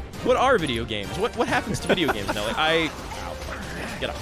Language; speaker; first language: English; native; English